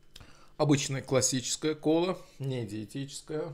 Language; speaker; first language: Russian; non-native, local second language; Azerbaijani